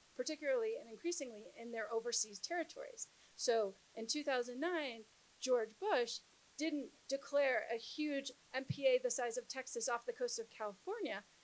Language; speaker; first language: English; native; English